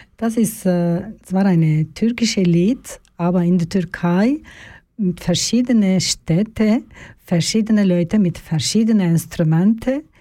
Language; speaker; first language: German; non-native, learner; Turkish